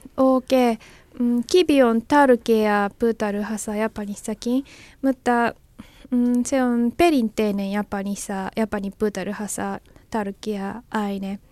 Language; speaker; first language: Finnish; non-native, learner; Japanese